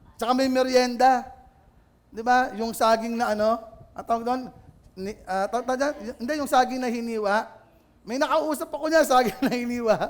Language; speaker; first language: Filipino; native; Filipino